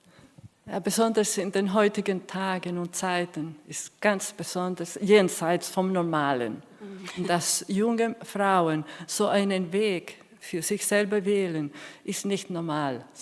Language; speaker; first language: German; non-native, fluent; Spanish